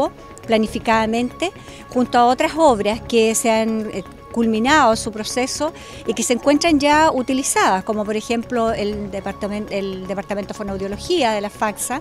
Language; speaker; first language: Spanish; native; Spanish